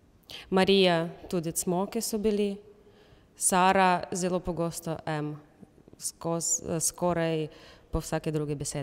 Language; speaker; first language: Slovenian; non-native, fluent; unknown